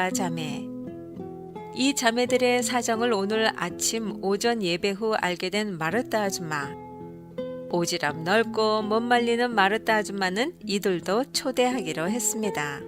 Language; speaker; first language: Korean; native; Korean